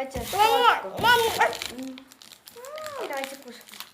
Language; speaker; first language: Russian; non-native, local second language; Kazakh